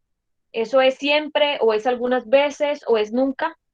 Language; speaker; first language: Spanish; native; Spanish